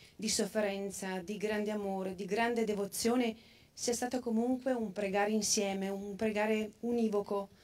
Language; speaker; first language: Italian; non-native, fluent; Albanian